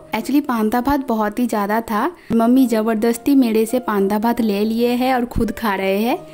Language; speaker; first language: Hindi; non-native, local second language; Bangla